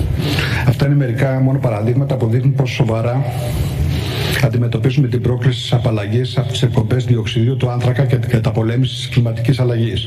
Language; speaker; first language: Greek; native; Greek